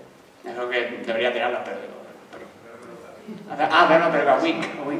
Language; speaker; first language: Spanish; native; Spanish